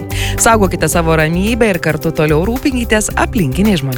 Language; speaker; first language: Lithuanian; native; Lithuanian